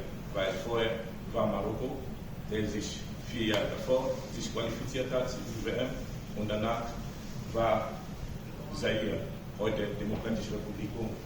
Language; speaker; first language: German; non-native, fluent; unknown